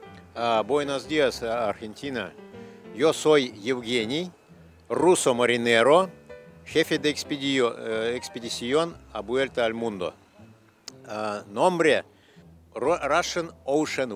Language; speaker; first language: Spanish; non-native, learner; Russian